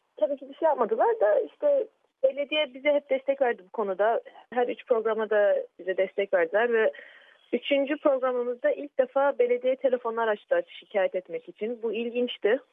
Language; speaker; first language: Turkish; early bilingual, heritage; Turkish